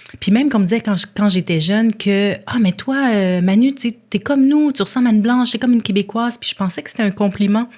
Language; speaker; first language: French; native; French